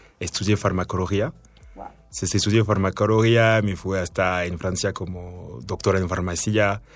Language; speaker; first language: Spanish; non-native, fluent; French